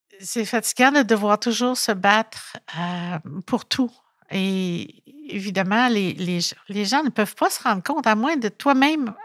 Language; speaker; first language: French; native; French